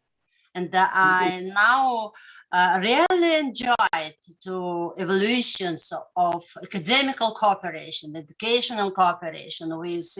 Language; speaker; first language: English; non-native, learner; Russian